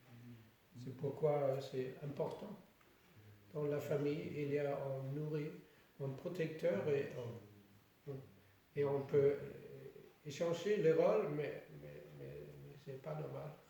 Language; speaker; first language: French; non-native, fluent; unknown